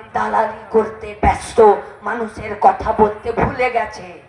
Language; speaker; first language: Hindi; non-native, local second language; Bangla